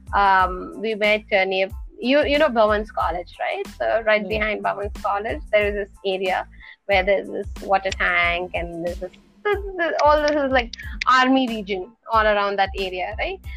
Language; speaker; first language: English; non-native, local second language; Telugu